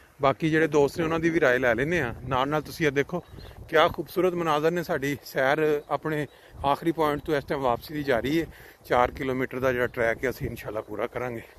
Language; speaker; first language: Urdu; non-native, local second language; Punjabi